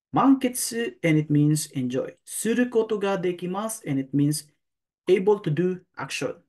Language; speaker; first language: English; non-native, local second language; Filipino